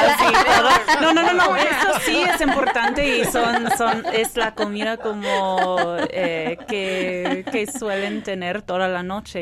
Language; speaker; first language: Spanish; non-native, learner; Persian